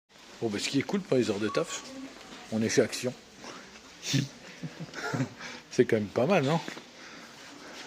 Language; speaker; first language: French; native; French